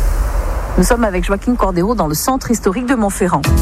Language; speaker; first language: French; native; French